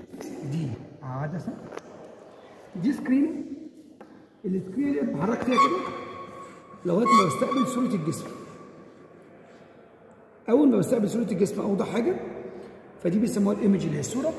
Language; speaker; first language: Arabic; native; Arabic